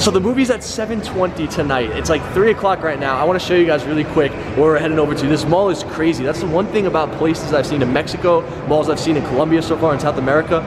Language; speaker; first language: English; native; English